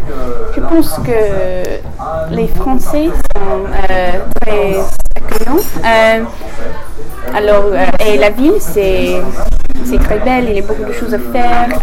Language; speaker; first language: French; non-native, learner; English